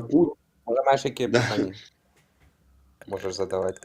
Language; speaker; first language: Polish; non-native, learner; Belarusian